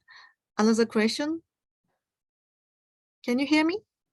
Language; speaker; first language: English; non-native, learner; Japanese